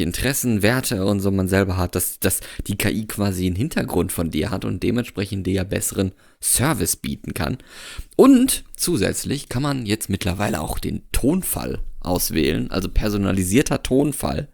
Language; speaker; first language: German; native; German